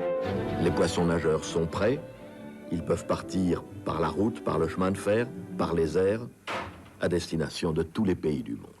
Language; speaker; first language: French; native; French